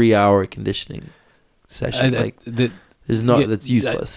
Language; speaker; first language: English; native; English